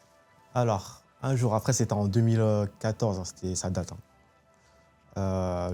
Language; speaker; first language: French; native; French